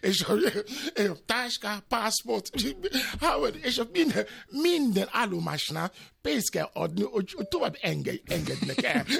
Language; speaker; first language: Hungarian; non-native, learner; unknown